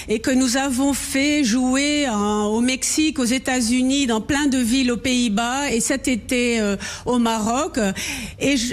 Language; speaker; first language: French; non-native, local second language; Dutch